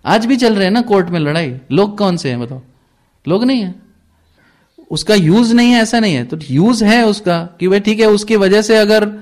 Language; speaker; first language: Hindi; native; Hindi